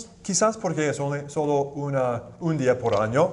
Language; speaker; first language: Spanish; non-native, fluent; English